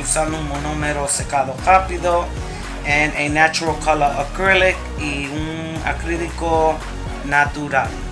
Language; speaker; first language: Spanish; early bilingual, heritage; Spanish